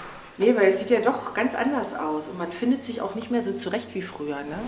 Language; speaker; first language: German; native; German